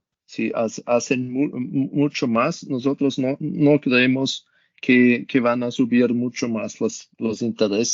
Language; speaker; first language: Spanish; non-native, learner; German